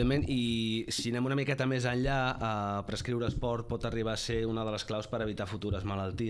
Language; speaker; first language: Catalan; native; Catalan